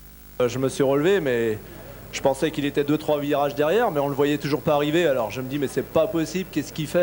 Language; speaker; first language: French; native; French